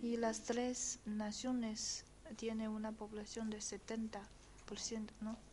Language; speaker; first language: Spanish; non-native, fluent; Chinese